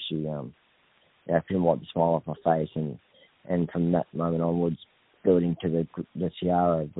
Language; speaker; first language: English; native; English